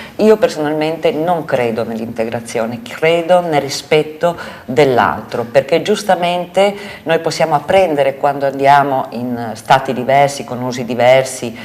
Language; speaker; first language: Italian; native; Italian